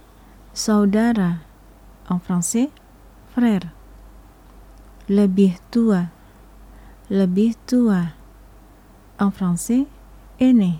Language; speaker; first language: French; non-native, fluent; Indonesian